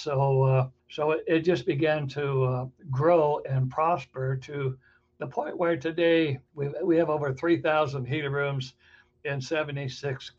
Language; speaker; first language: English; native; English